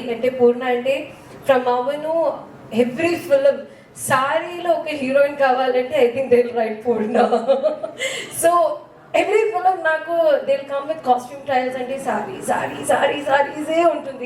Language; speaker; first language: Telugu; non-native, fluent; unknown